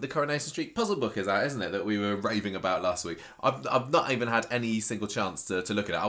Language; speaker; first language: English; native; English